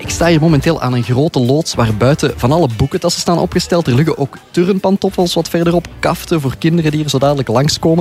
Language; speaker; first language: Dutch; native; Dutch